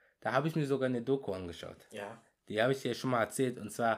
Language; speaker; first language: German; early bilingual, other home language; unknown